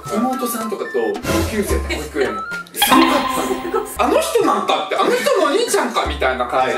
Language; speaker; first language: Japanese; early bilingual, other home language; Russian